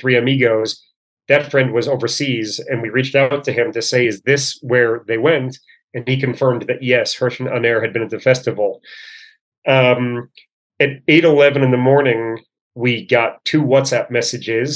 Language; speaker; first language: English; native; English